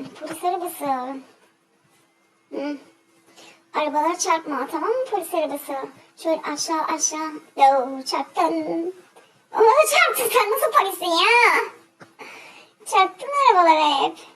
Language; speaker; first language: Turkish; native; Turkish